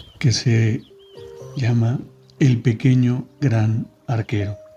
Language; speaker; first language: Spanish; native; Spanish